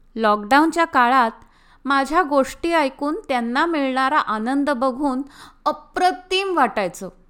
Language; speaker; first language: Marathi; early bilingual, heritage; Marathi